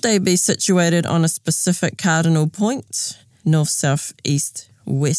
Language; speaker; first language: English; native; English